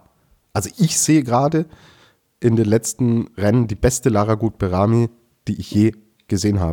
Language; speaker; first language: German; native; German